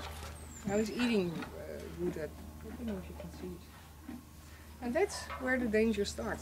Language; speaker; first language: English; non-native, fluent; Dutch